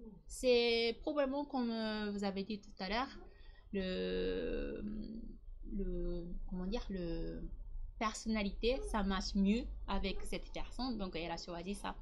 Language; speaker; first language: French; non-native, learner; Japanese